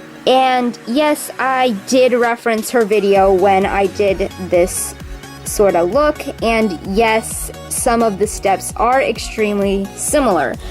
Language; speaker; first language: English; native; English